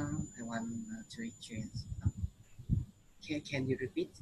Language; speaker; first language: English; non-native, learner; Vietnamese